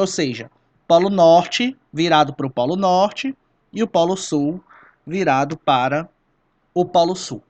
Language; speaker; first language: Portuguese; native; Portuguese